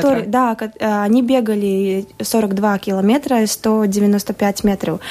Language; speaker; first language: Russian; non-native, local second language; Latvian